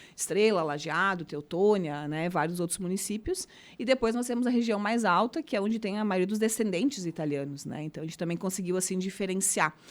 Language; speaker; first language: Portuguese; native; Portuguese